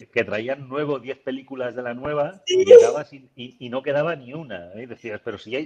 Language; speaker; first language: Spanish; native; Spanish